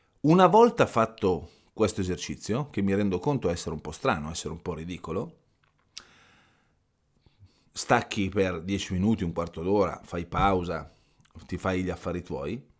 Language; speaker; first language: Italian; native; Italian